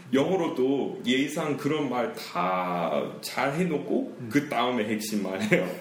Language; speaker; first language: Korean; non-native, fluent; English